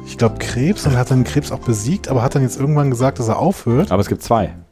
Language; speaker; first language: German; native; German